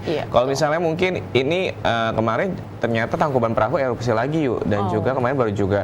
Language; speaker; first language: Indonesian; native; Indonesian